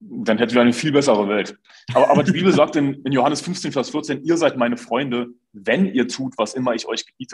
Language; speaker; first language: German; native; German